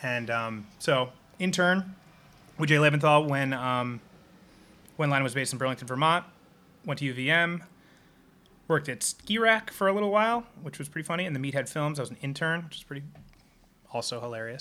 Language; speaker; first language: English; native; English